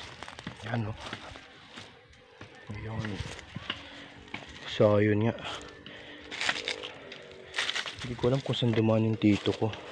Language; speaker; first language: Filipino; non-native, local second language; Cebuano